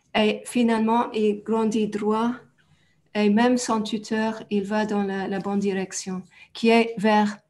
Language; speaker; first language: French; non-native, fluent; English